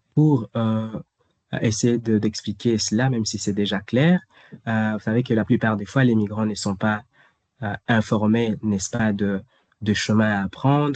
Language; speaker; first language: French; non-native, fluent; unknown